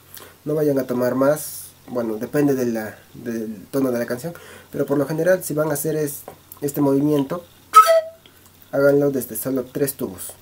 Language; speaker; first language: Spanish; native; Spanish